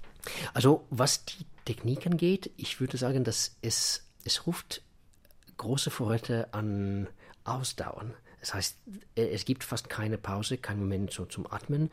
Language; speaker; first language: German; non-native, fluent; Russian